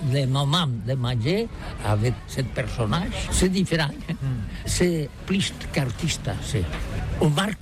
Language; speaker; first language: French; non-native, learner; Catalan